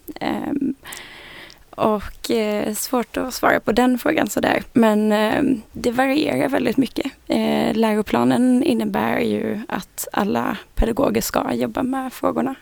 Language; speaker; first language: Swedish; native; Swedish